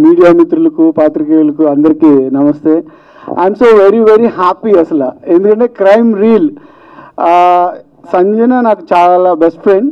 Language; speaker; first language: Telugu; native; Telugu